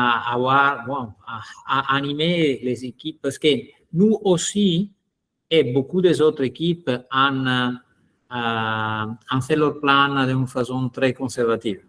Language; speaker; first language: French; non-native, fluent; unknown